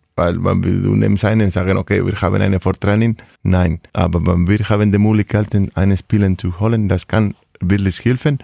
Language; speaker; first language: German; non-native, learner; Spanish